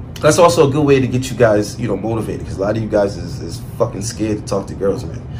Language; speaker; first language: English; native; English